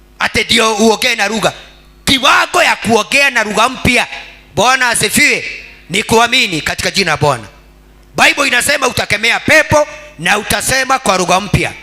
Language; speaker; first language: Swahili; non-native, local second language; Kikuyu